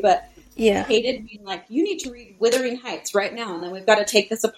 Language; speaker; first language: English; native; English